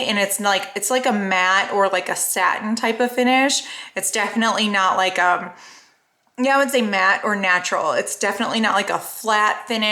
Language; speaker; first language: English; native; English